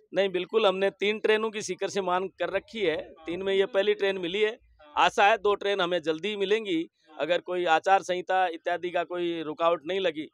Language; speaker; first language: Hindi; native; Hindi